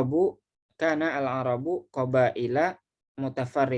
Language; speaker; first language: Arabic; non-native, fluent; Indonesian